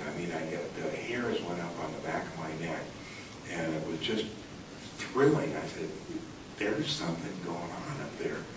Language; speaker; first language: English; native; English